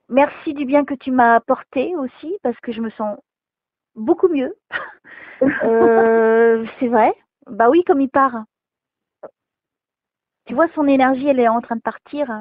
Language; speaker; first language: French; native; French